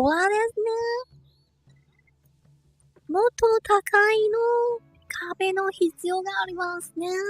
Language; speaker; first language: Japanese; non-native, learner; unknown